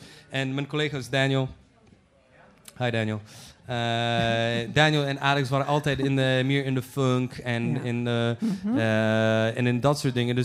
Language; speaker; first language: Dutch; non-native, fluent; Polish